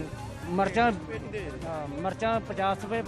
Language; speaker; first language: Hindi; non-native, local second language; Punjabi